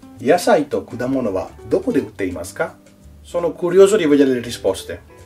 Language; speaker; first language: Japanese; non-native, fluent; Italian